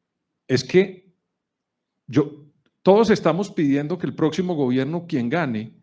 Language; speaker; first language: Spanish; native; Spanish